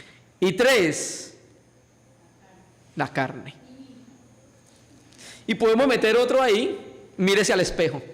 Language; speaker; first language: Spanish; native; Spanish